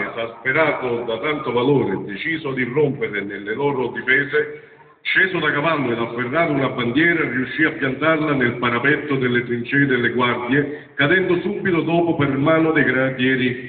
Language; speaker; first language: Italian; native; Italian